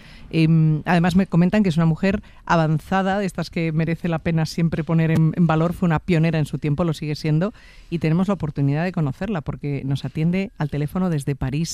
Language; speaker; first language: Spanish; native; Spanish